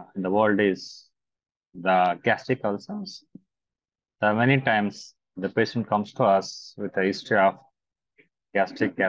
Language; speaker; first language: English; non-native, local second language; Kannada